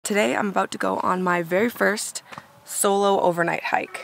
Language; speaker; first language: English; native; English